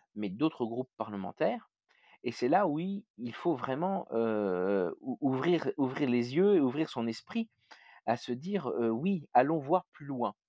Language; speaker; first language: French; native; French